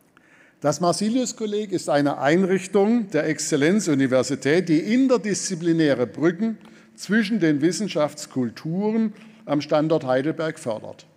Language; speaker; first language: German; native; German